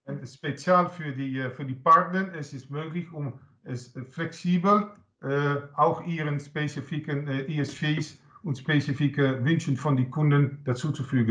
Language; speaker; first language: German; non-native, learner; Dutch